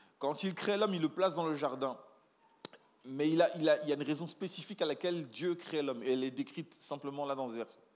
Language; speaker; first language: French; native; French